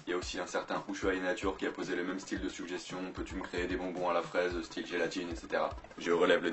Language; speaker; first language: French; native; French